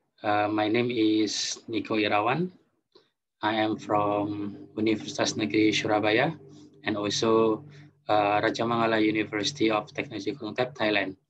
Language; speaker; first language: English; non-native, fluent; Indonesian